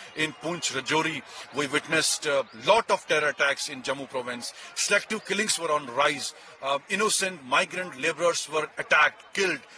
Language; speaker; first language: English; non-native, local second language; Kashmiri